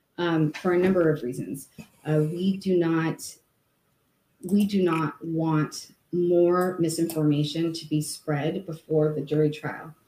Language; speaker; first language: English; native; English